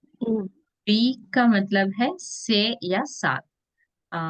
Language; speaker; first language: Hindi; native; Hindi